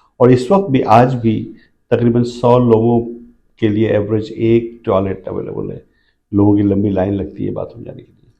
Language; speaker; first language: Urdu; native; Urdu